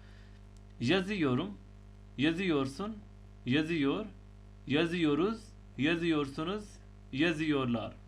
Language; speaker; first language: Turkish; non-native, fluent; Urdu